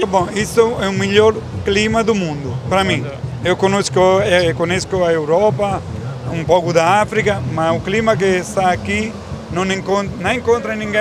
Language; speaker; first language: Portuguese; non-native, fluent; Italian